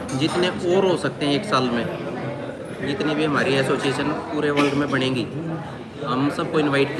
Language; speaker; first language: Hindi; native; Hindi